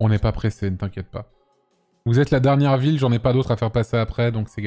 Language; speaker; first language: French; native; French